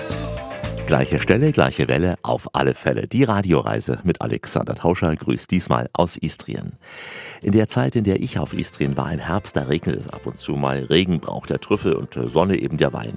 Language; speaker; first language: German; native; German